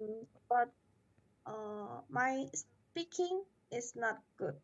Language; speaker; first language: English; non-native, learner; Korean